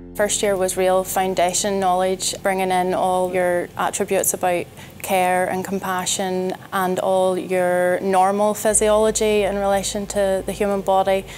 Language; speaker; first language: English; native; English